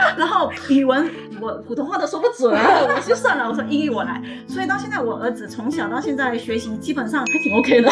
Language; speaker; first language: Chinese; native; Chinese